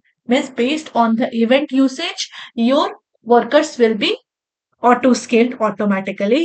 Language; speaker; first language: English; non-native, local second language; Hindi